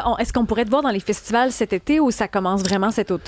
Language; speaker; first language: French; native; French